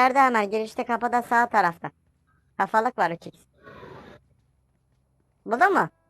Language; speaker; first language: Turkish; native; Turkish